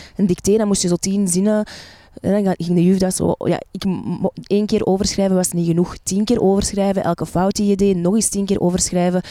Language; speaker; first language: Dutch; early bilingual, other home language; Arabic